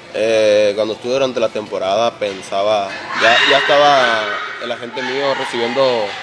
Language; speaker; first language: Spanish; native; Spanish